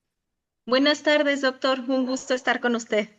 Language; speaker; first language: Spanish; native; Spanish